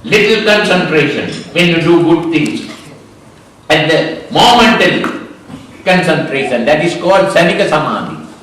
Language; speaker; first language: English; non-native, local second language; Sinhala